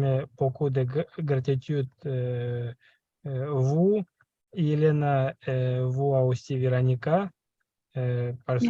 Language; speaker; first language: French; non-native, learner; Russian